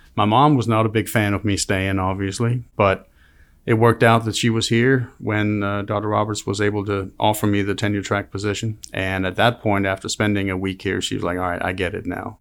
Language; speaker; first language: English; non-native, fluent; Danish